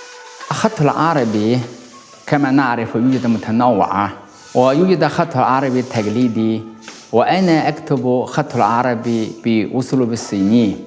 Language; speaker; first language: Arabic; non-native, learner; Chinese